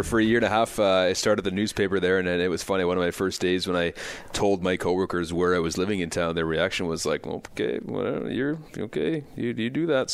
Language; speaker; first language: English; native; English